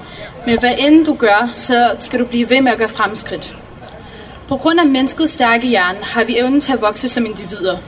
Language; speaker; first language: Danish; native; Danish